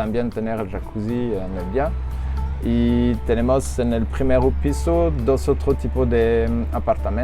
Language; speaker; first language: Spanish; non-native, learner; French